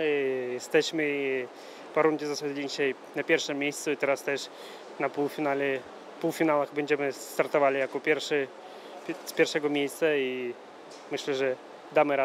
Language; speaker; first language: Polish; non-native, fluent; Russian